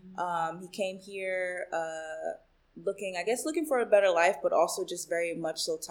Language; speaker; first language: English; early bilingual, other home language; Spanish